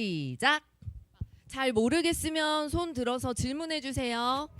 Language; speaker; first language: Korean; native; Korean